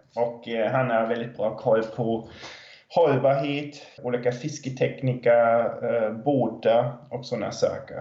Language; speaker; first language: Swedish; non-native, fluent; German